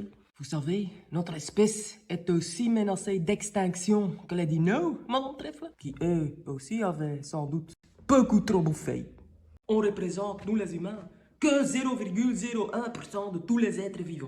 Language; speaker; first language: French; native; French